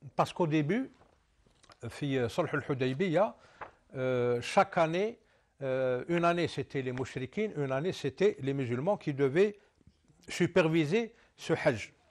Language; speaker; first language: French; non-native, local second language; Arabic